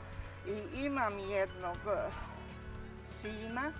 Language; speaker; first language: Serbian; non-native, local second language; Hungarian